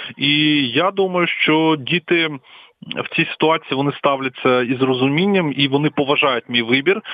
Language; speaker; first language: Ukrainian; non-native, local second language; Russian